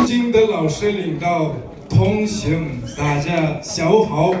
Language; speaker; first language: Chinese; non-native, learner; Kyrgyz